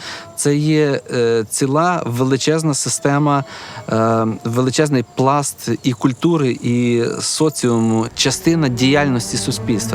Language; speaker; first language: Ukrainian; non-native, local second language; Russian